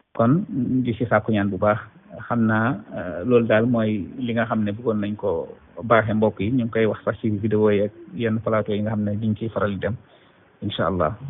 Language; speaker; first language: Wolof; non-native, local second language; Fula